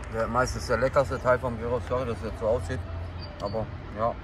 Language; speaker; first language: German; native; German